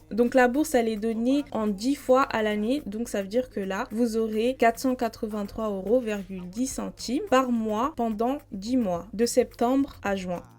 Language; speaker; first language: French; early bilingual, other home language; Portuguese